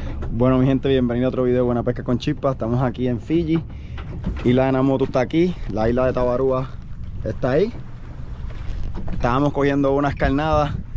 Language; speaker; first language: Spanish; native; Spanish